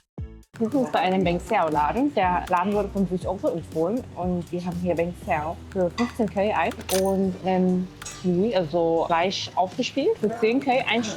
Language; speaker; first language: German; native; German